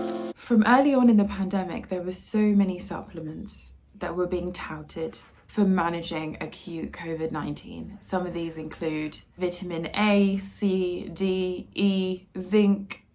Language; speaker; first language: English; native; English